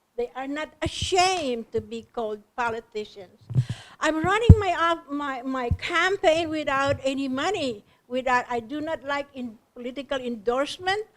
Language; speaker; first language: English; non-native, local second language; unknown